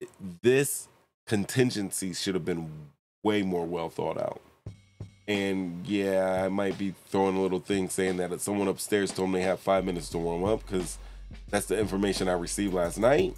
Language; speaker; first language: English; native; English